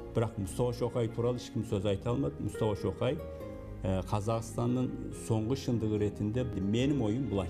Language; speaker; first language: Kazakh; early bilingual, heritage; Kazakh